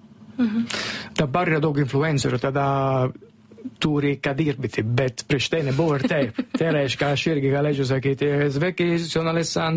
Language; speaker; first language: Lithuanian; non-native, fluent; Italian